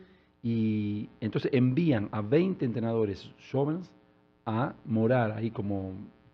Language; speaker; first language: Portuguese; non-native, learner; Spanish